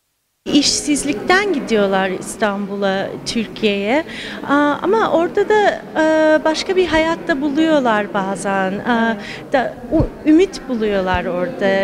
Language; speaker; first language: Turkish; non-native, fluent; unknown